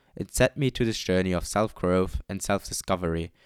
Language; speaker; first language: English; non-native, fluent; Luxembourgish